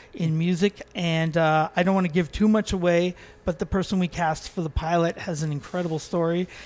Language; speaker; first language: English; native; English